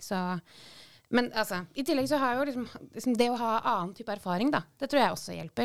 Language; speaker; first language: Norwegian; native; Norwegian